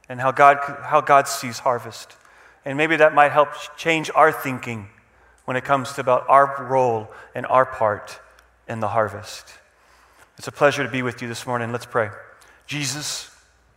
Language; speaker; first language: English; non-native, fluent; Czech